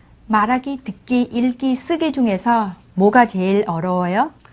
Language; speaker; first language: Korean; non-native, fluent; Vietnamese